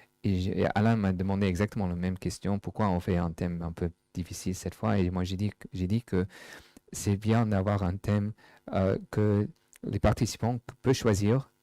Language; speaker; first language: French; non-native, fluent; English